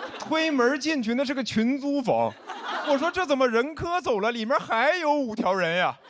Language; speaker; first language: Chinese; native; Chinese